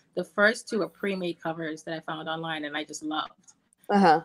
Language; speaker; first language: English; native; English